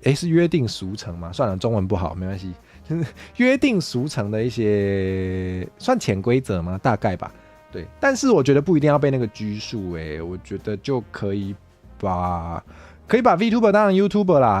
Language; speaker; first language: Chinese; native; Chinese